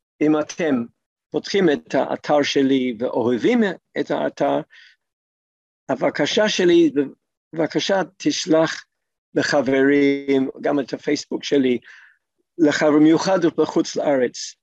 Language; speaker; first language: Hebrew; non-native, fluent; English